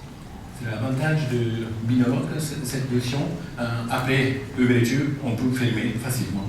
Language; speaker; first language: French; non-native, fluent; Japanese